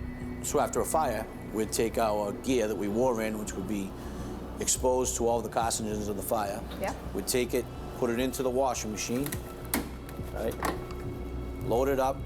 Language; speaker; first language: English; native; English